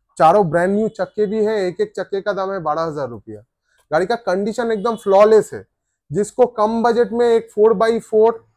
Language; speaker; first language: Hindi; non-native, local second language; Bangla